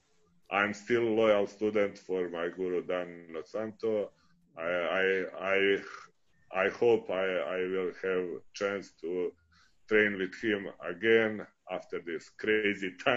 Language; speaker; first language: English; non-native, fluent; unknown